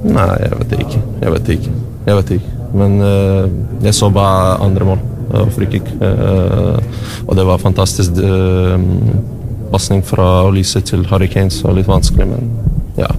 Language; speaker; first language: Norwegian; non-native, learner; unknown